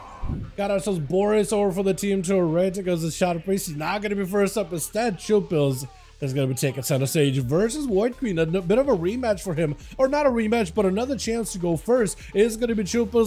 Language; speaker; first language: English; native; English